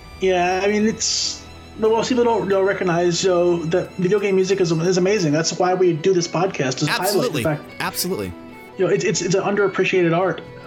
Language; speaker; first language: English; native; English